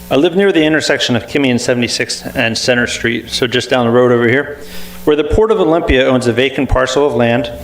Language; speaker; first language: English; native; English